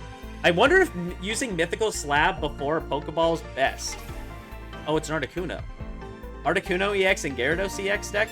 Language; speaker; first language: English; native; English